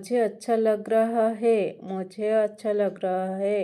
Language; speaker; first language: Hindi; non-native, local second language; Odia